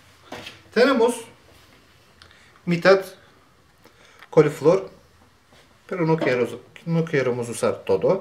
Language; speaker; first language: Spanish; non-native, learner; Turkish